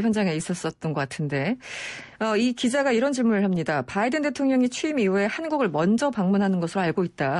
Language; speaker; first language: Korean; native; Korean